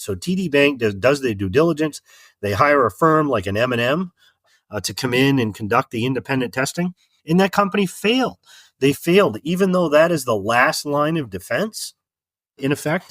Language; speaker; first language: English; native; English